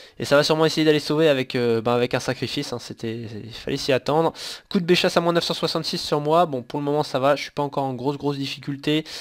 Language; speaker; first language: French; native; French